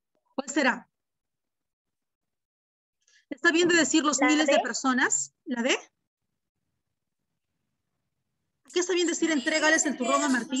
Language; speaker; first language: Spanish; native; Spanish